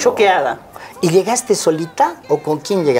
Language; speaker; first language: Spanish; native; Spanish